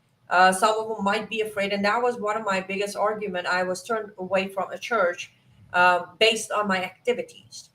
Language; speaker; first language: English; non-native, fluent; Persian